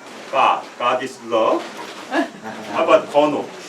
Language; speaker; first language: English; non-native, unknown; Korean